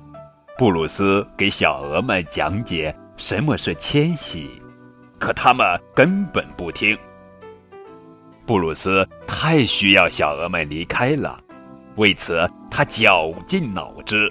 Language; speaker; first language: Chinese; native; Chinese